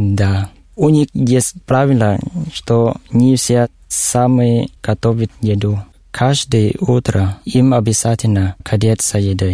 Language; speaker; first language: Russian; non-native, learner; Thai